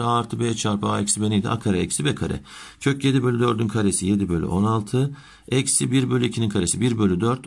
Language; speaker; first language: Turkish; native; Turkish